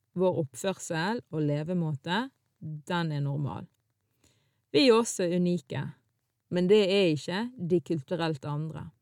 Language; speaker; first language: Norwegian; early bilingual, other home language; Arabic